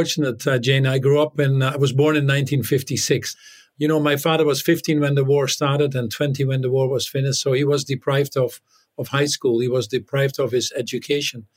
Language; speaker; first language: English; non-native, fluent; Dutch